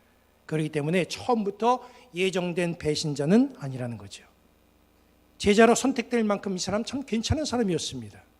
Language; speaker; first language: Korean; native; Korean